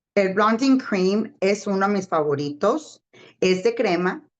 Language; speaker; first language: Spanish; early bilingual, heritage; Spanish